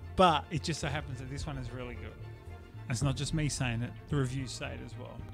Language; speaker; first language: English; native; English